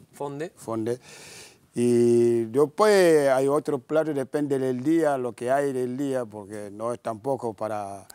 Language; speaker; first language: Spanish; non-native, fluent; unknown